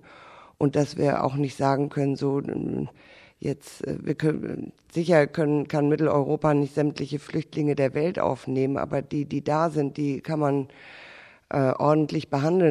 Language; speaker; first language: German; native; German